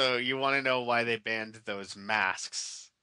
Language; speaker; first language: English; native; English